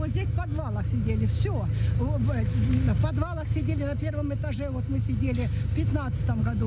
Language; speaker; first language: Russian; native; Russian